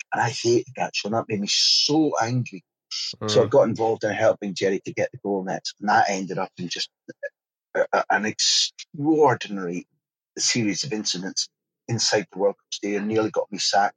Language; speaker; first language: English; native; English